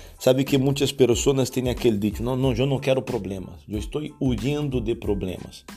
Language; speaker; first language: Portuguese; non-native, learner; Spanish